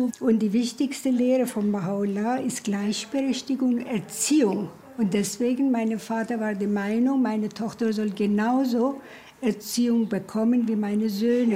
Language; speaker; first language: German; early bilingual, other home language; Persian